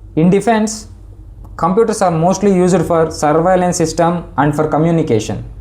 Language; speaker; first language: English; non-native, local second language; Telugu